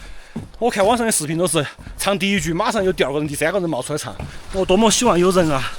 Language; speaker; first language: Chinese; native; Chinese